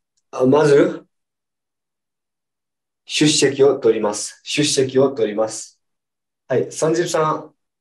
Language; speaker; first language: Japanese; non-native, fluent; Nepali